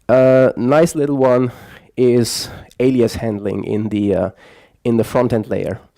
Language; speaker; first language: English; non-native, fluent; German